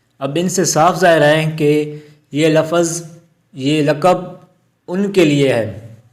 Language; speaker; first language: Urdu; non-native, local second language; Baluchi